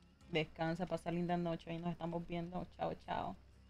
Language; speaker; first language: Spanish; native; Spanish